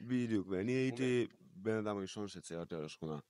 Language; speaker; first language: Hebrew; non-native, fluent; Russian